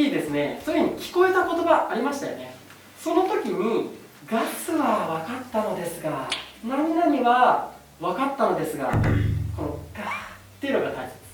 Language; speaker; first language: Japanese; native; Japanese